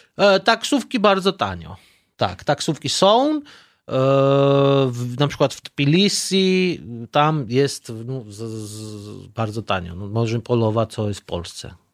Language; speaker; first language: Polish; non-native, learner; Georgian